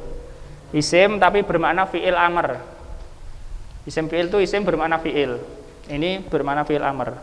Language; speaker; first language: Indonesian; native; Indonesian